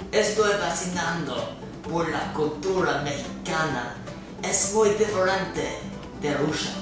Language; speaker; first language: Spanish; non-native, learner; English